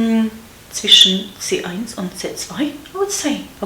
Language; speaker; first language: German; non-native, fluent; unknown